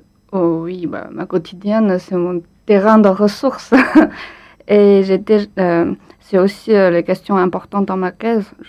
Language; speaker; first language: French; non-native, fluent; Chinese